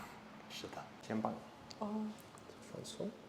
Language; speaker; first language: Chinese; non-native, fluent; English